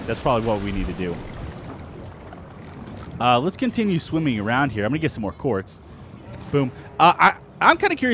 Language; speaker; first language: English; native; English